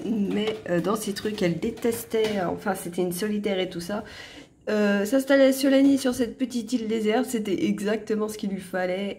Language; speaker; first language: French; native; French